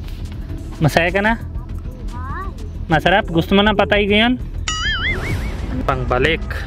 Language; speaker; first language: Filipino; non-native, learner; Punjabi